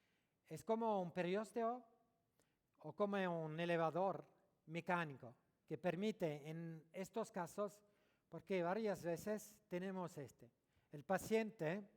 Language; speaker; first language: Spanish; non-native, learner; French